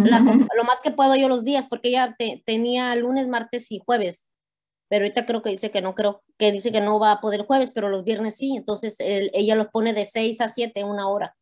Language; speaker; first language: Spanish; native; Spanish